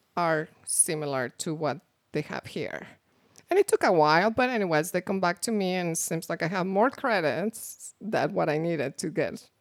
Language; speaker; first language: English; non-native, fluent; Spanish